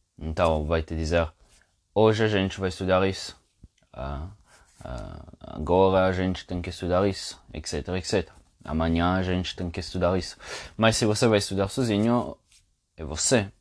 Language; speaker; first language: Portuguese; non-native, fluent; Italian